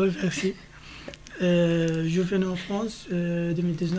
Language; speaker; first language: French; non-native, learner; Arabic